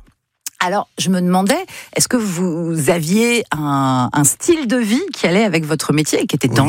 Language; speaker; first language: French; native; French